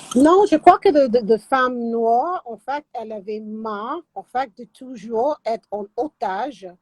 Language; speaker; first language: French; non-native, fluent; English